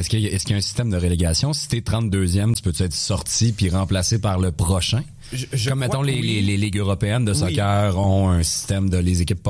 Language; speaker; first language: French; native; French